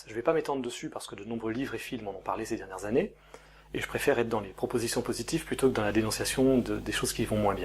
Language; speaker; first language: French; native; French